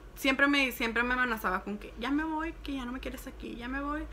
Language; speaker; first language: Spanish; early bilingual, heritage; Spanish